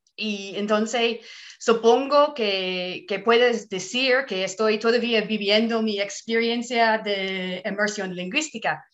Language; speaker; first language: Spanish; non-native, fluent; English